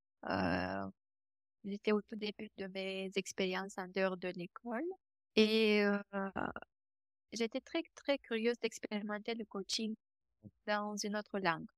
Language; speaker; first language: French; non-native, fluent; Romanian